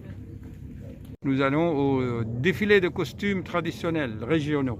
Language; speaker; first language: French; non-native, fluent; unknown